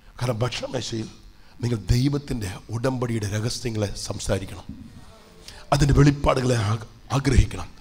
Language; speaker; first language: Malayalam; early bilingual, heritage; Malayalam